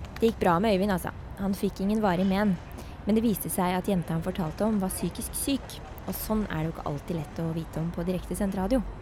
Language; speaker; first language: Norwegian; native; Norwegian